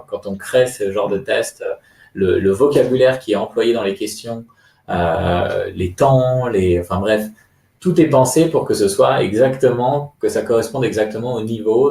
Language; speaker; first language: French; native; French